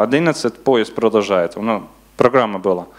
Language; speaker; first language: Russian; non-native, learner; Dutch